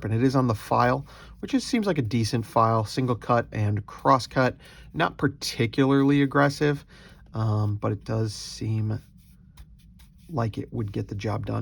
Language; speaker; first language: English; native; English